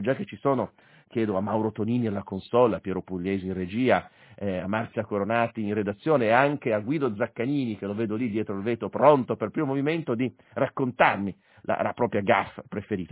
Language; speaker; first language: Italian; native; Italian